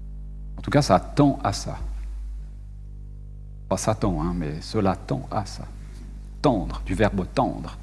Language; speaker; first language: French; native; French